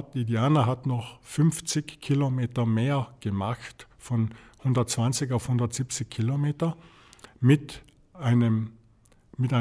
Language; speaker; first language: German; native; German